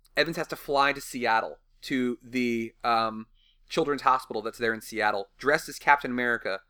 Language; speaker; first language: English; native; English